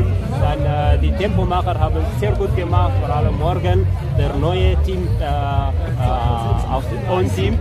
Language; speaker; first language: German; non-native, learner; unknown